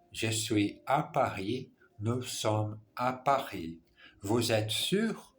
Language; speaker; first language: French; non-native, learner; English